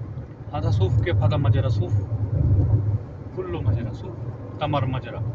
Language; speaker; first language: Arabic; non-native, learner; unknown